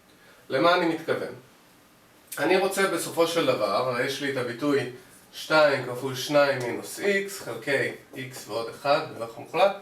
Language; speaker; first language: Hebrew; native; Hebrew